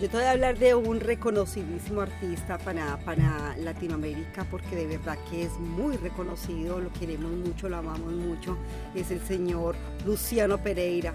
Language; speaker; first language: Spanish; native; Spanish